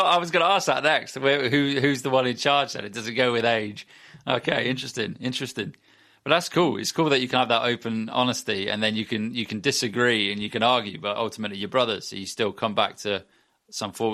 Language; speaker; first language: English; native; English